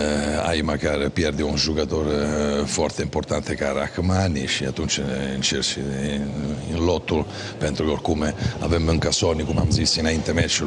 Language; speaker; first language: Romanian; non-native, fluent; Italian